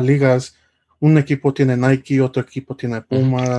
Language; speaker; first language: Spanish; early bilingual, heritage; Spanish